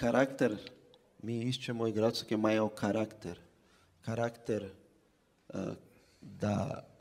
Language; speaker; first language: Slovenian; non-native, fluent; Portuguese